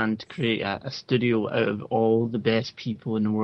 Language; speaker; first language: English; native; English